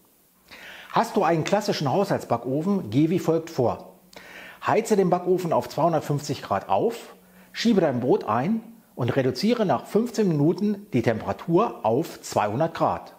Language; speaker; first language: German; native; German